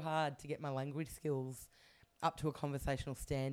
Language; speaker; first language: English; native; English